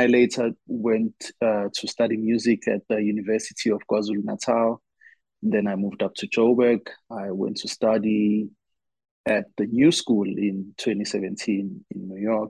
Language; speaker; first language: English; non-native, local second language; Zulu